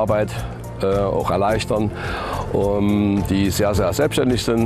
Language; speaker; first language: German; native; German